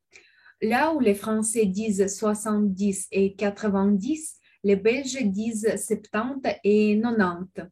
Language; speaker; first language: French; non-native, fluent; Russian